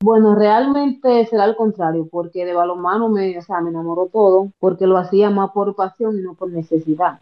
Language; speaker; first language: Spanish; native; Spanish